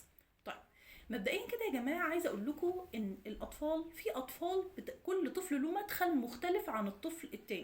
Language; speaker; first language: Arabic; native; Arabic